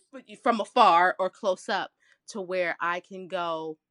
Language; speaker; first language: English; native; English